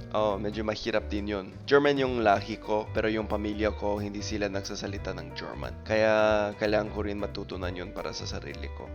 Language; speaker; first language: Filipino; non-native, fluent; English